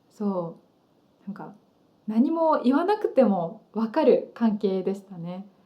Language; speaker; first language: Japanese; native; Japanese